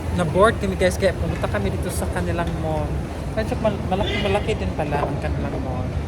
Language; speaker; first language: Filipino; non-native, local second language; Cebuano